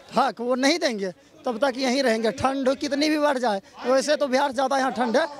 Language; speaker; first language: Hindi; native; Hindi